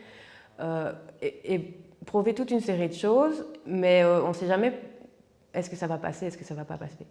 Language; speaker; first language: French; native; French